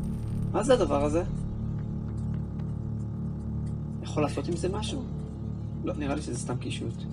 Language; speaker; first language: Hebrew; native; Hebrew